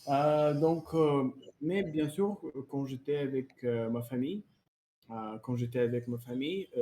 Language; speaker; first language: French; non-native, learner; Russian